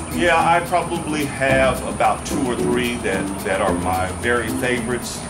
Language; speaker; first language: English; native; English